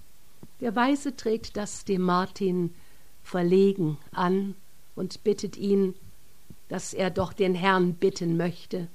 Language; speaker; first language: German; native; German